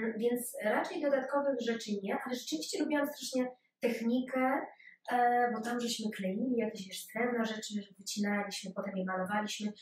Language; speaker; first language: Polish; early bilingual, other home language; Ukrainian